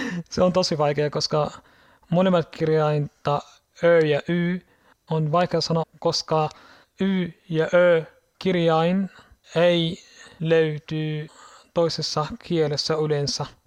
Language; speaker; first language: Finnish; non-native, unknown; Arabic